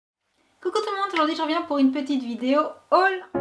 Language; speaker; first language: French; native; French